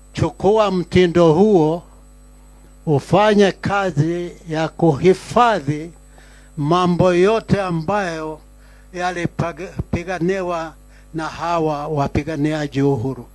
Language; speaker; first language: Swahili; non-native, local second language; Kikuyu